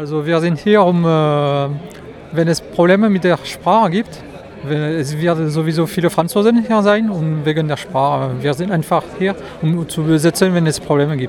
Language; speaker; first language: German; non-native, learner; French